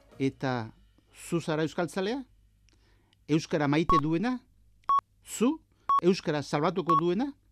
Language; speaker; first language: Basque; native; Basque